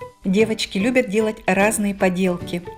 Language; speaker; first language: Russian; native; Russian